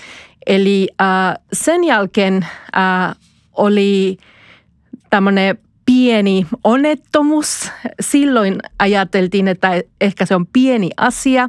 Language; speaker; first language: Finnish; non-native, fluent; Spanish